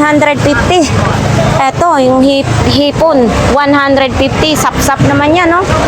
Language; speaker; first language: Filipino; native; Filipino